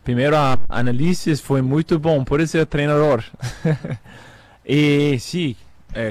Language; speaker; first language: Portuguese; non-native, fluent; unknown